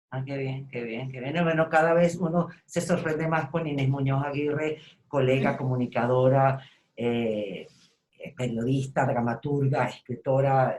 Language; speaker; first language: Spanish; native; Spanish